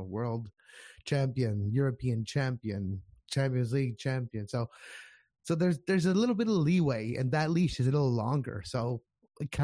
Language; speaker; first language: English; native; English